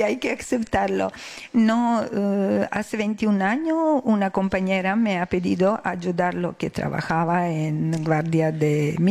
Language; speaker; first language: Spanish; non-native, learner; Serbian